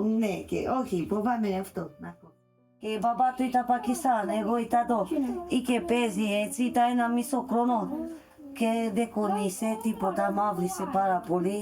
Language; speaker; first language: Greek; non-native, learner; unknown